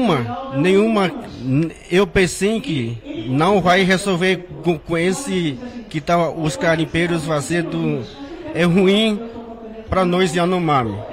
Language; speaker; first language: Portuguese; non-native, local second language; Yanomámi